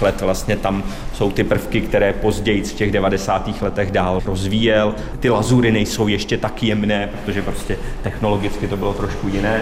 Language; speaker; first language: Czech; native; Czech